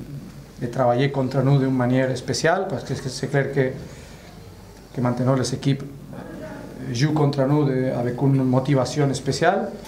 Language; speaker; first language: French; non-native, fluent; Spanish